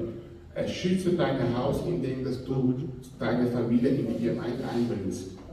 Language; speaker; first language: German; non-native, fluent; Portuguese